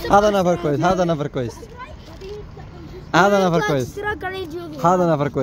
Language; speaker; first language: Arabic; non-native, learner; Bangla